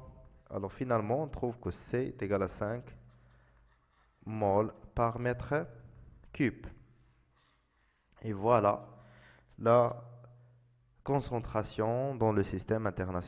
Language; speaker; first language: French; non-native, local second language; Arabic